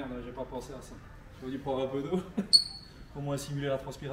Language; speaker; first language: French; native; French